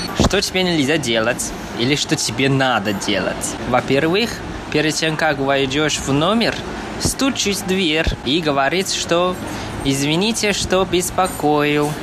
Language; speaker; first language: Russian; non-native, fluent; Chinese